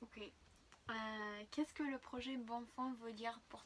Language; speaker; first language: French; non-native, fluent; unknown